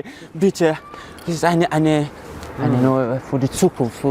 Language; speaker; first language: German; non-native, learner; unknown